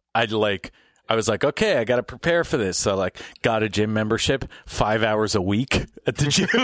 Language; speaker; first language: English; native; English